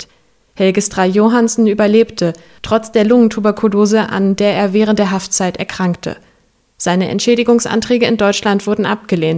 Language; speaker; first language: German; native; German